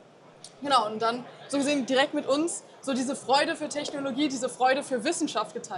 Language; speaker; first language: German; native; German